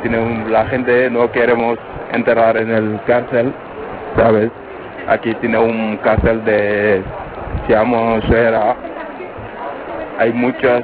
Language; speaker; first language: Spanish; non-native, learner; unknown